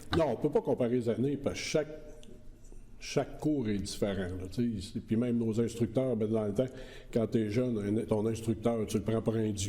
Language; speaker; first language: French; native; French